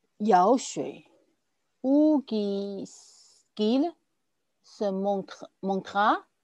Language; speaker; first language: French; non-native, fluent; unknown